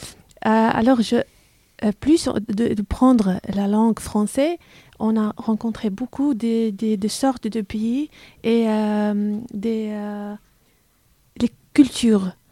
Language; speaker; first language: French; non-native, learner; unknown